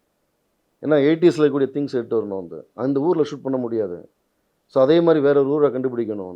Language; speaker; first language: Tamil; native; Tamil